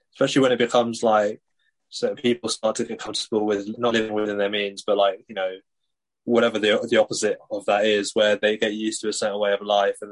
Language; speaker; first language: English; native; English